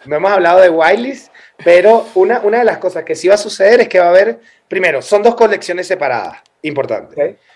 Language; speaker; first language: Spanish; native; Spanish